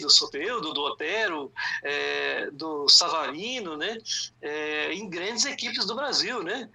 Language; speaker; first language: Portuguese; native; Portuguese